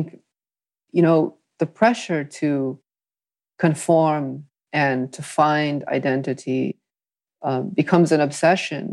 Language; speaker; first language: English; early bilingual, other home language; Vietnamese